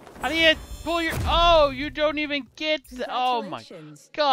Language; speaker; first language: English; native; English